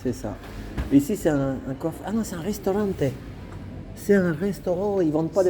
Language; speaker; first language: French; native; French